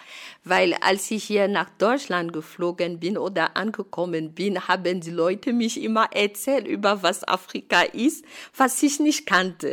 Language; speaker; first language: German; non-native, fluent; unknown